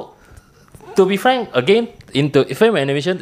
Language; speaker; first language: English; non-native, local second language; Min Nan Chinese